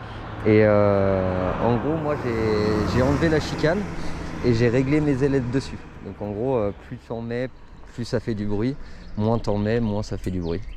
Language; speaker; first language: French; native; French